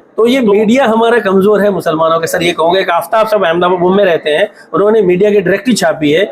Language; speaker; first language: Hindi; non-native, local second language; Urdu